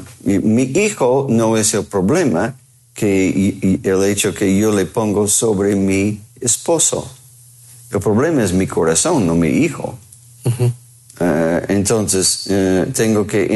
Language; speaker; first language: Spanish; non-native, fluent; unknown